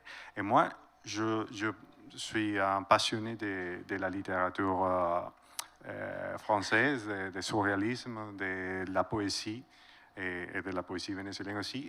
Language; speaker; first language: French; non-native, fluent; Spanish